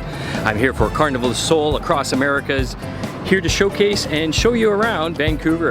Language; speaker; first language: English; native; English